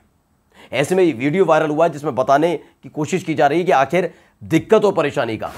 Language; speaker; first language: Hindi; native; Hindi